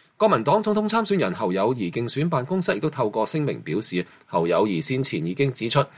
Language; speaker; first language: Chinese; non-native, local second language; Cantonese